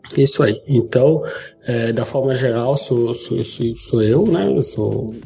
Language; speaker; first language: Portuguese; non-native, fluent; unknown